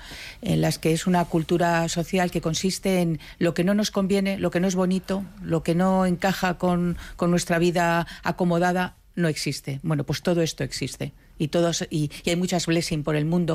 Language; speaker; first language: Spanish; native; Spanish